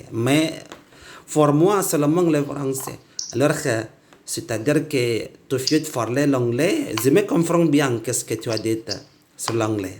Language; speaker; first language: French; non-native, learner; Indonesian